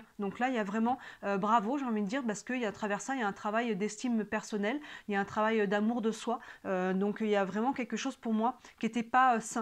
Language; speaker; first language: French; native; French